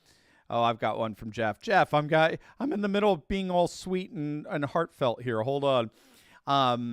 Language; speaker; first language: English; native; English